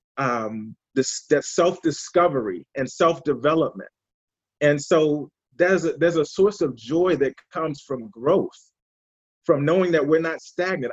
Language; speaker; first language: English; native; English